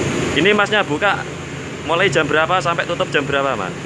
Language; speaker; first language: Indonesian; native; Indonesian